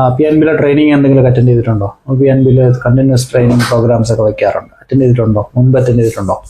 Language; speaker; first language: Malayalam; native; Malayalam